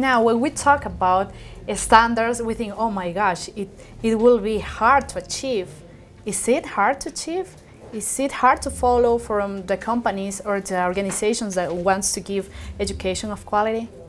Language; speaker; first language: English; non-native, fluent; Spanish